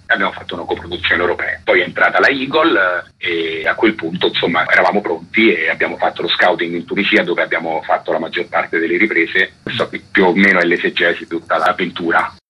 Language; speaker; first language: Italian; native; Italian